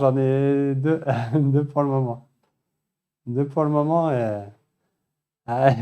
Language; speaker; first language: French; native; French